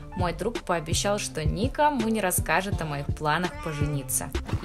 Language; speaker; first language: Russian; native; Russian